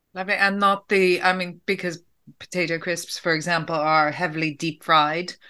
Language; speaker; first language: English; native; English